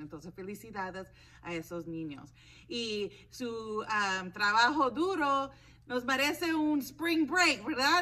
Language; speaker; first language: Spanish; non-native, fluent; English